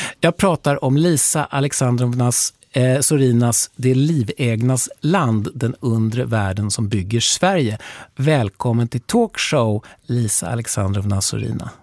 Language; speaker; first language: Swedish; native; Swedish